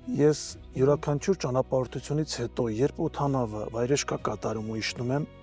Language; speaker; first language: Armenian; early bilingual, heritage; Armenian